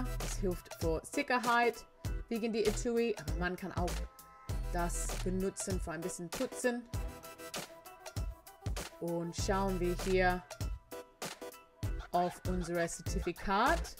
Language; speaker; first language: German; non-native, learner; English